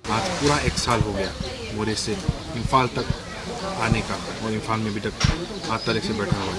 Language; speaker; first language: Hindi; non-native, local second language; Manipuri